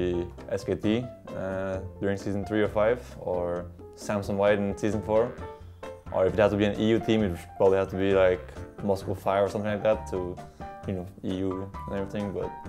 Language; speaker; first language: English; non-native, fluent; Danish